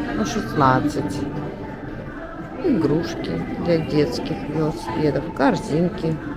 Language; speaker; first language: Russian; native; Russian